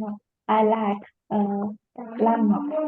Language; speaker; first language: English; non-native, learner; Vietnamese